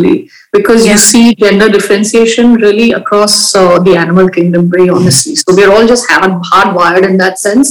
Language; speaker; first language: English; non-native, local second language; Hindi